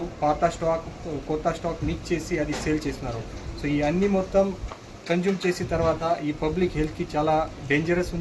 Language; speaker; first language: Telugu; non-native, local second language; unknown